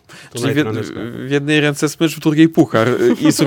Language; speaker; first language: Polish; native; Polish